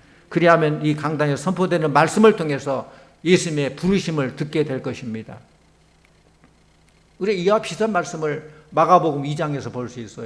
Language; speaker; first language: Korean; native; Korean